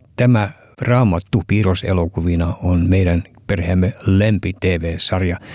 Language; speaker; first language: Finnish; non-native, fluent; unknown